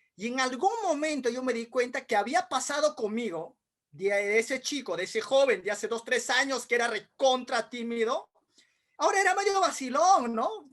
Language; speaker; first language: Spanish; non-native, local second language; Quechua